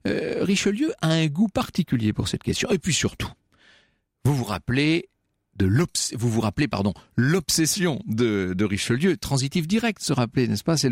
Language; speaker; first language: French; native; French